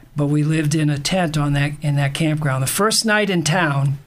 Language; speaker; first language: English; native; English